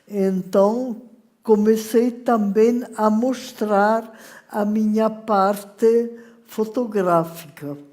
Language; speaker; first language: Portuguese; non-native, fluent; French